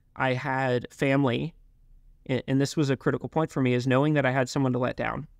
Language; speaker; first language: English; native; English